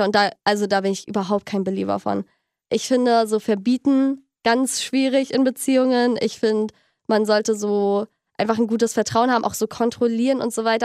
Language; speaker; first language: German; native; German